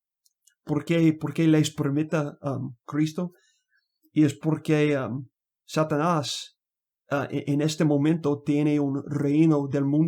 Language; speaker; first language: Spanish; non-native, learner; English